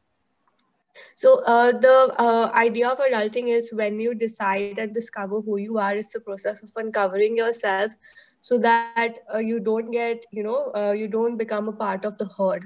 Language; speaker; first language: English; non-native, local second language; Hindi